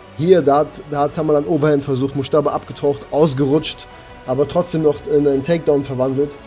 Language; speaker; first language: German; early bilingual, other home language; Armenian